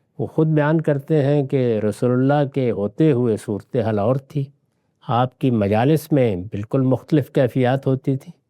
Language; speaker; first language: Urdu; non-native, local second language; Punjabi